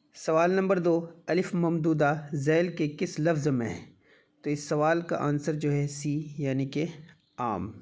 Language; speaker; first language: Urdu; native; Urdu